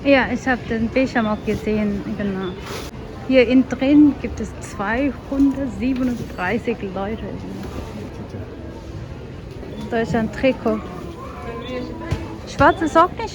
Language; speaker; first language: German; non-native, learner; Korean